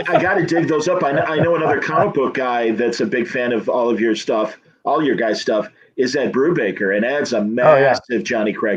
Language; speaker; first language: English; native; English